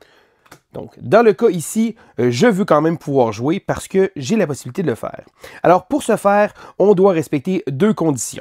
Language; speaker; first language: French; native; French